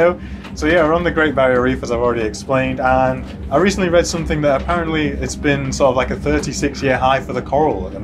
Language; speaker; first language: English; native; English